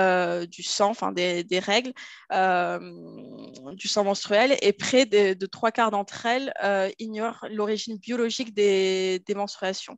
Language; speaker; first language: French; native; French